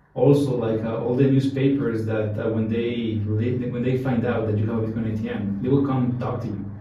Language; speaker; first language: English; non-native, fluent; Spanish